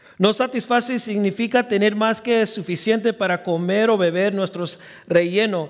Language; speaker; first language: Spanish; early bilingual, heritage; Spanish